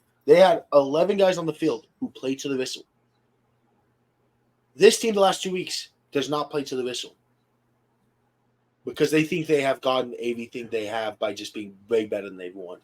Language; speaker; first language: English; native; English